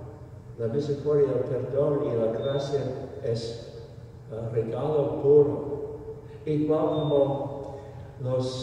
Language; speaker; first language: Spanish; non-native, fluent; English